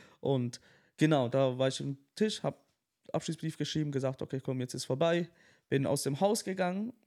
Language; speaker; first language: German; early bilingual, other home language; Tamil